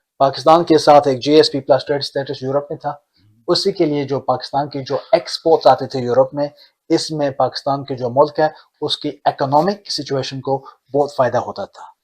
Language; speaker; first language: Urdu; early bilingual, heritage; Urdu